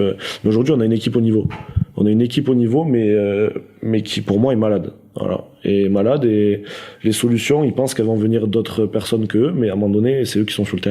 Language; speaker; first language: French; native; French